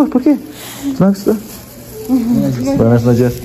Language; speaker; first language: Spanish; non-native, learner; Turkish